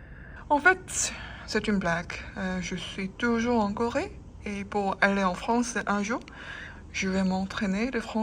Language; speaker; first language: French; non-native, fluent; Korean